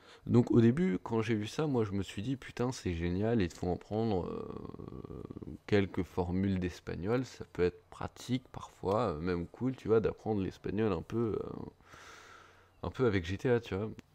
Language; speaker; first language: French; native; French